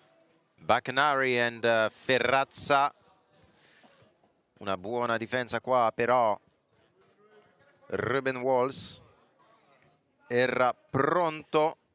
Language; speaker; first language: Italian; non-native, fluent; French